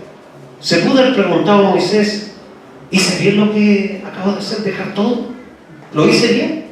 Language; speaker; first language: Spanish; native; Spanish